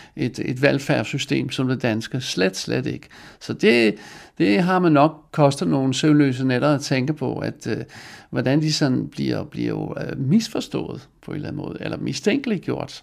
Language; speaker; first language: Danish; non-native, fluent; Dutch